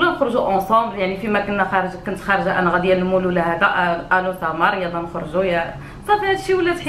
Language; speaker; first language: Arabic; native; Arabic